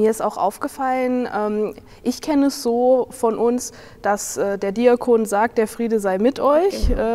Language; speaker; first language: German; native; German